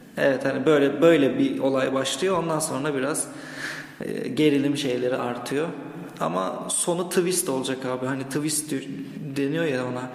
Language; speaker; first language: Turkish; native; Turkish